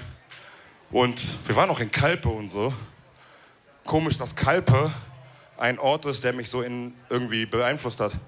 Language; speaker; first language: German; early bilingual, other home language; Wolof